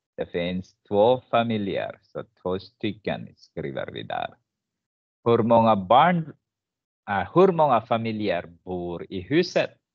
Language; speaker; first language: Swedish; non-native, fluent; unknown